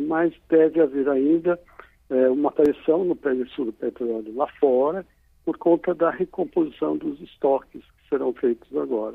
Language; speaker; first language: Portuguese; native; Portuguese